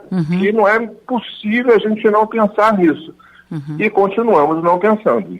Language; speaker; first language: Portuguese; native; Portuguese